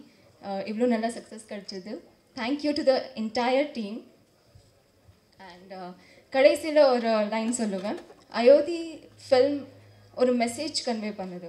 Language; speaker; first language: Tamil; non-native, fluent; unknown